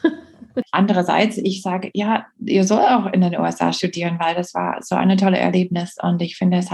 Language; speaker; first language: German; non-native, fluent; English